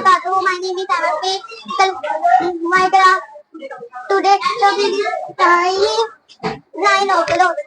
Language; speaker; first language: English; non-native, learner; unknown